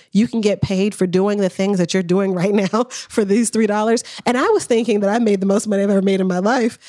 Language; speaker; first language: English; native; English